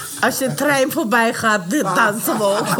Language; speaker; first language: Dutch; non-native, learner; Persian